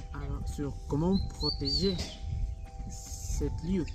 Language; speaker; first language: French; non-native, learner; Spanish